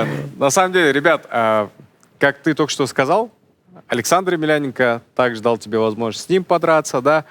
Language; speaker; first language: Russian; non-native, local second language; Kazakh